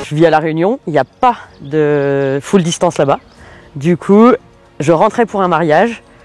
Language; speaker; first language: French; native; French